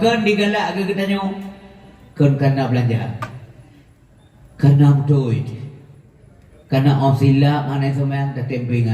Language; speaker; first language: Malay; non-native, local second language; Achinese